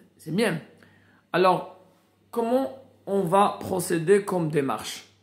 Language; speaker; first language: French; non-native, local second language; Arabic